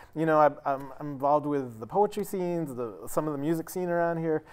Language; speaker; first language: English; native; English